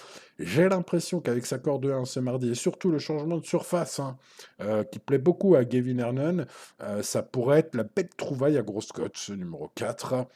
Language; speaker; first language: French; native; French